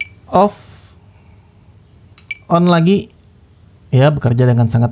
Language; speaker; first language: Indonesian; native; Indonesian